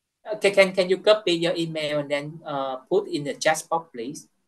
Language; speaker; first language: English; non-native, fluent; Vietnamese